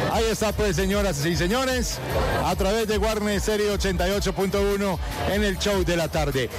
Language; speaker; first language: Spanish; native; Spanish